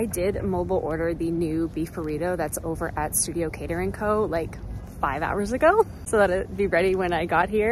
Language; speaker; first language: English; native; English